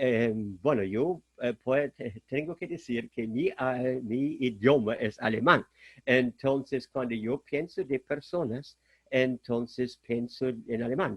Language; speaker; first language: Spanish; non-native, fluent; German